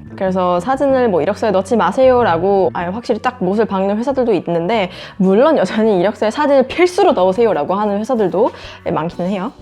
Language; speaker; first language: Korean; native; Korean